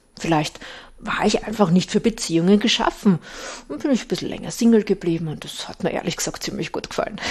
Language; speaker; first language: German; native; German